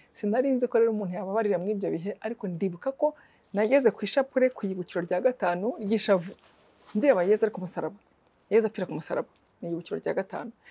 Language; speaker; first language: Kinyarwanda; native; Kinyarwanda